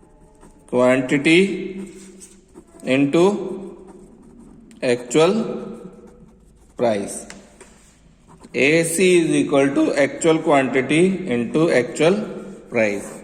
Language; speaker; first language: Hindi; native; Hindi